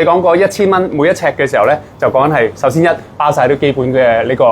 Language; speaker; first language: Cantonese; native; Cantonese